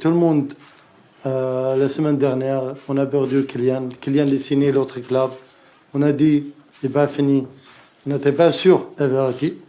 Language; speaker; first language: French; non-native, learner; Arabic